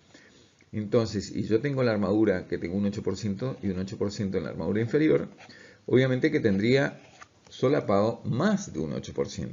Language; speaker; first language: Spanish; native; Spanish